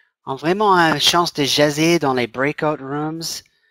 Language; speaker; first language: French; non-native, fluent; English